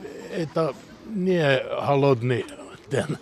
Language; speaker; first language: Russian; non-native, learner; Finnish